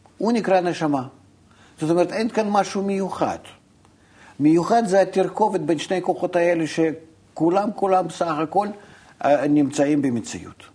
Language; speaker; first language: Hebrew; non-native, fluent; Russian